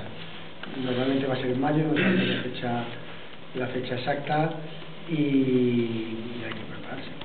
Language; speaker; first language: Spanish; native; Spanish